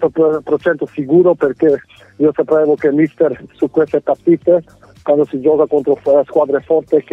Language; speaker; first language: Italian; non-native, fluent; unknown